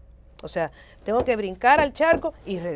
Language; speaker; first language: Spanish; native; Spanish